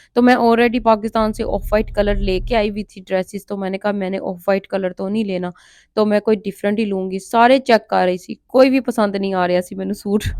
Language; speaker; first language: Urdu; non-native, local second language; Punjabi